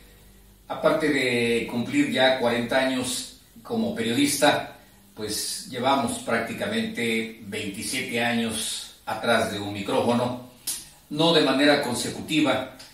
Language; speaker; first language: Spanish; native; Spanish